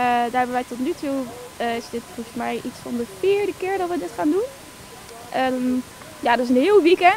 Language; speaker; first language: Dutch; native; Dutch